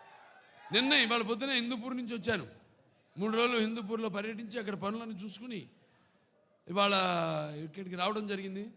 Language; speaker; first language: Telugu; native; Telugu